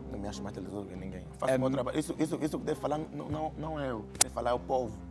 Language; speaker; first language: Portuguese; native; Portuguese